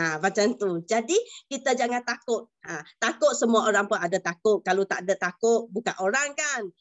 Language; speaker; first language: Malay; non-native, local second language; Chinese